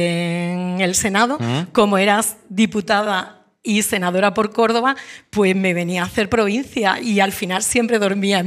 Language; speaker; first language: Spanish; native; Spanish